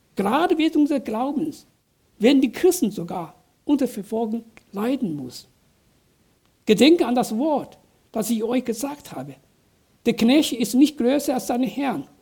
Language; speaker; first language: German; non-native, fluent; Chinese